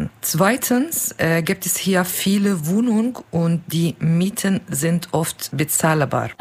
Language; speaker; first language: German; non-native, fluent; Kurdish